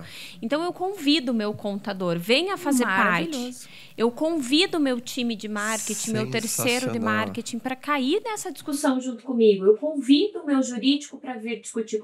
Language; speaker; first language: Portuguese; native; Portuguese